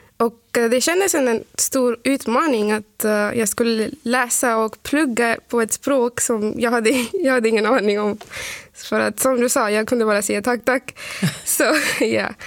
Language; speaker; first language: Swedish; non-native, fluent; Urdu